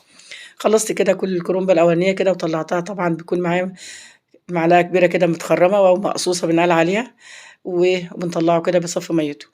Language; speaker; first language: Arabic; native; Arabic